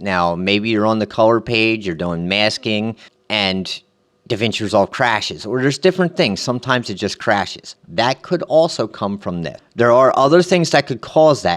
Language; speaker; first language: English; native; English